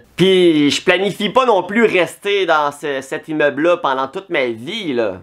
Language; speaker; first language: French; native; French